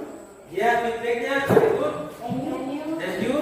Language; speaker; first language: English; non-native, learner; Indonesian